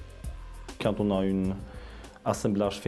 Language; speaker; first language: French; non-native, fluent; Swedish